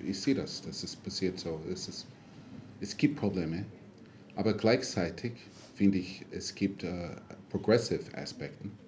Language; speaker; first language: German; non-native, fluent; English